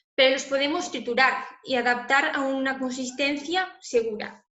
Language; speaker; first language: Spanish; native; Spanish